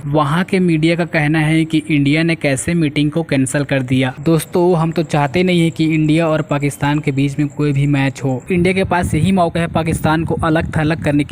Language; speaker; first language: Hindi; native; Hindi